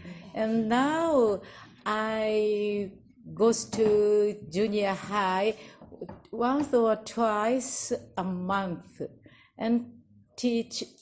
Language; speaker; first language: English; non-native, learner; Japanese